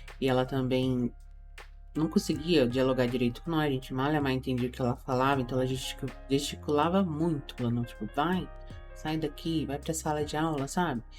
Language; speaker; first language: Portuguese; native; Portuguese